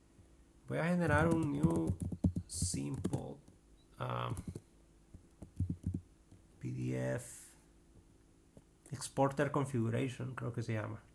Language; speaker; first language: Spanish; native; Spanish